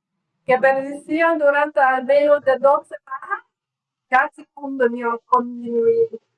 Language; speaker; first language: Spanish; non-native, learner; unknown